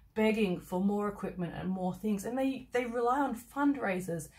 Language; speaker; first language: English; native; English